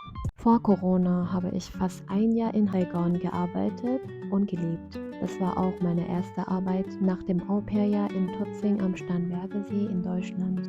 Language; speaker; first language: German; non-native, fluent; Vietnamese